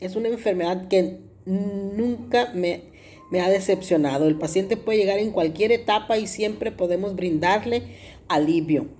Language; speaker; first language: Spanish; native; Spanish